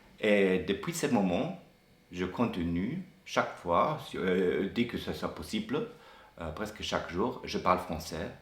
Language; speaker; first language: French; non-native, fluent; German